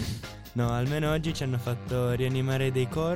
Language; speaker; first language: Italian; native; Italian